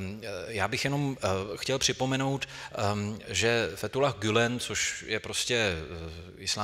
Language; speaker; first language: Czech; native; Czech